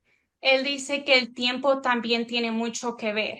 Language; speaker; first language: Spanish; early bilingual, heritage; Spanish